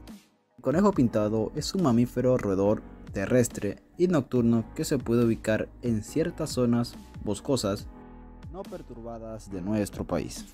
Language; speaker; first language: Spanish; native; Spanish